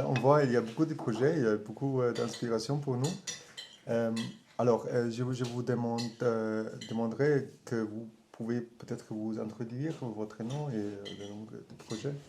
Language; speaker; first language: French; non-native, learner; German